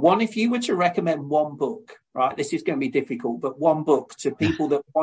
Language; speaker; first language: English; native; English